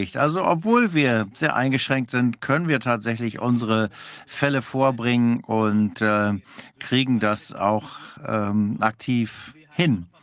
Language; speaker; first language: German; non-native, fluent; Danish